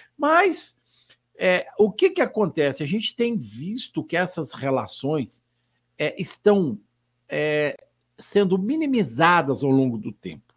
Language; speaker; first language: Portuguese; native; Portuguese